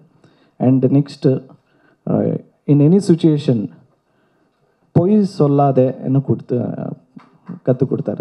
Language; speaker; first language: Tamil; non-native, learner; Kannada